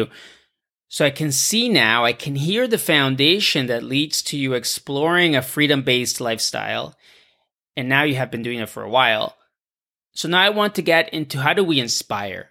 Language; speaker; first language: English; native; English